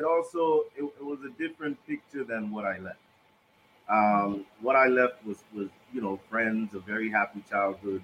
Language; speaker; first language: English; non-native, local second language; Krio